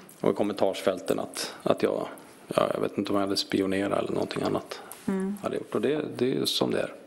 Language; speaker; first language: Swedish; native; Swedish